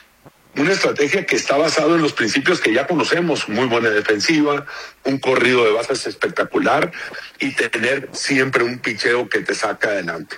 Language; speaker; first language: Spanish; native; Spanish